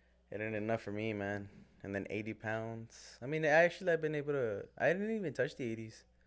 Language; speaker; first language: English; early bilingual, other home language; Spanish